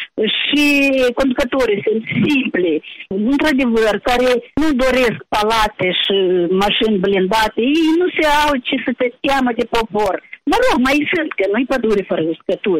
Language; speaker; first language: Romanian; native; Romanian